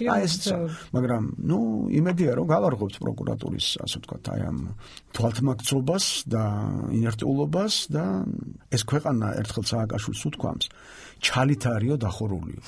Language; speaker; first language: Georgian; native; Georgian